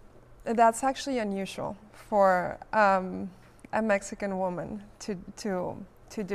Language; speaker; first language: English; non-native, fluent; Spanish